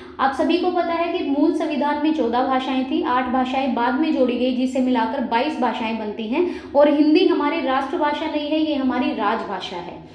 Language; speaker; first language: Hindi; native; Hindi